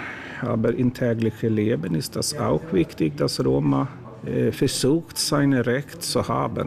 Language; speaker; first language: German; non-native, fluent; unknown